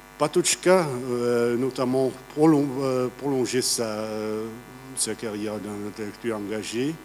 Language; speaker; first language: French; non-native, fluent; Czech